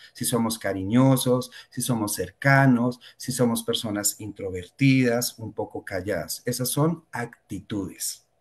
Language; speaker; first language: Spanish; native; Spanish